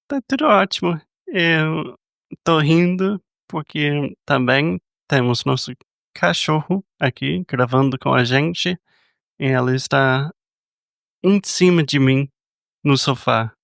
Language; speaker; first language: Portuguese; non-native, fluent; English